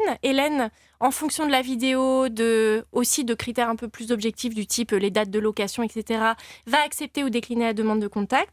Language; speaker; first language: French; native; French